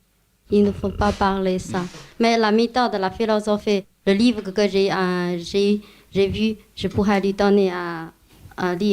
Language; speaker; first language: French; non-native, fluent; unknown